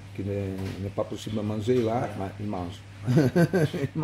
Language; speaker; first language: French; non-native, learner; Italian